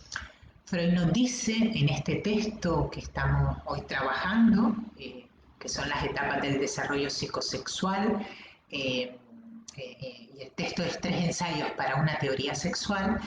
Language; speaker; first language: Spanish; native; Spanish